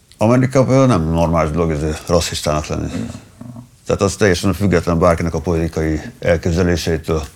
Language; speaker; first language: Hungarian; native; Hungarian